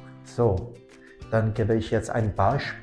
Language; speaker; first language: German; non-native, fluent; Indonesian